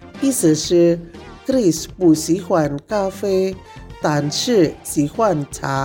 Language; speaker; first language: Chinese; non-native, fluent; Indonesian